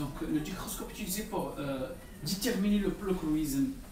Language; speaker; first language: French; non-native, local second language; Arabic